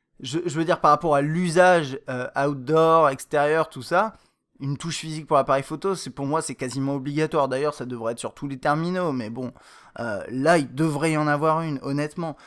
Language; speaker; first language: French; native; French